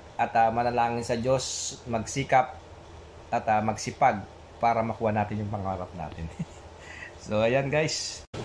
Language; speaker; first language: Filipino; non-native, local second language; Pampanga